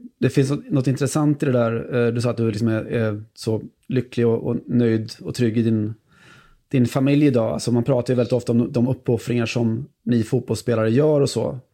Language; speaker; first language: Swedish; native; Swedish